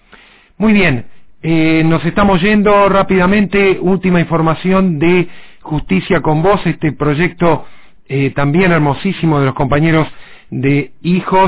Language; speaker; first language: Spanish; native; Spanish